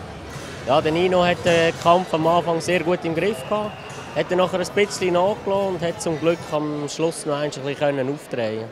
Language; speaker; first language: German; native; German